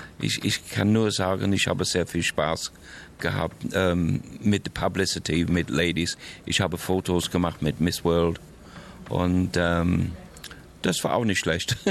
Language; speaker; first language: German; non-native, fluent; English